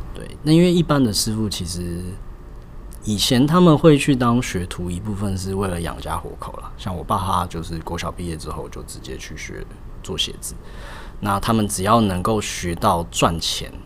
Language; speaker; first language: Chinese; native; Chinese